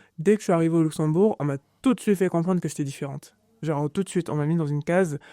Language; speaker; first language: French; early bilingual, other home language; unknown